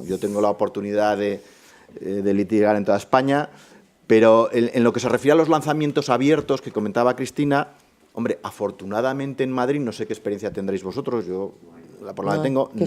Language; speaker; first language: Spanish; native; Spanish